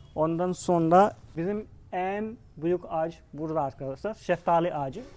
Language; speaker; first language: Turkish; non-native, fluent; Hindi